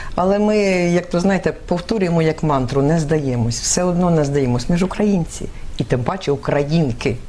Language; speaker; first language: Ukrainian; native; Ukrainian